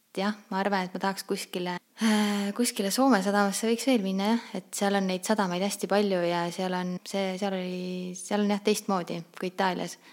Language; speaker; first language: Estonian; native; Estonian